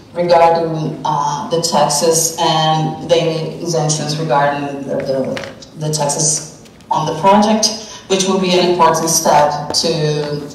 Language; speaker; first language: English; non-native, fluent; Portuguese